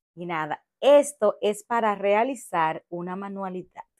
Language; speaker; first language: Spanish; native; Spanish